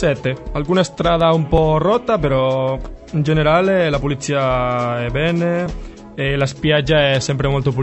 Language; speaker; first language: Italian; non-native, learner; Spanish